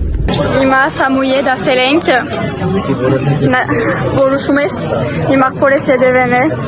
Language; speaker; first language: Armenian; early bilingual, heritage; Armenian